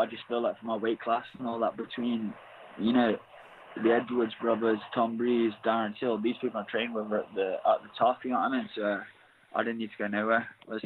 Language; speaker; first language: English; native; English